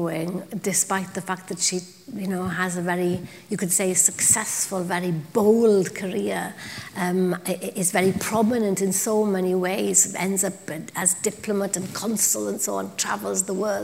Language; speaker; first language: English; non-native, local second language; Welsh